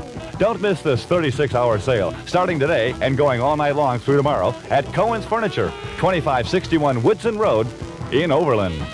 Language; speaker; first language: English; native; English